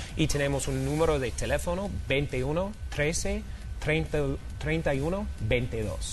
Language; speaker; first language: Spanish; non-native, fluent; English